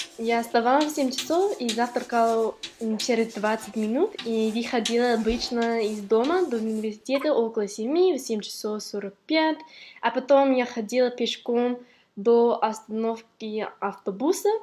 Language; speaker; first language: Russian; non-native, learner; English